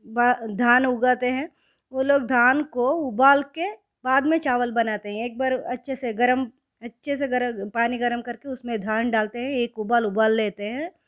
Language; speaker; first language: Hindi; non-native, local second language; Kannada